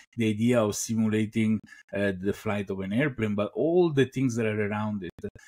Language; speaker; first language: English; non-native, fluent; Italian